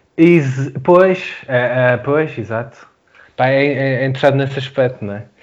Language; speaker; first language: Portuguese; native; Portuguese